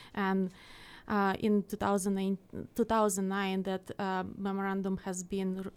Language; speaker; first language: English; non-native, fluent; Ukrainian